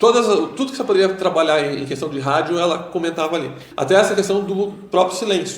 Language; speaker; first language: Portuguese; native; Portuguese